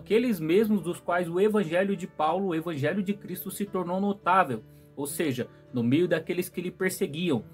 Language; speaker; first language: Portuguese; native; Portuguese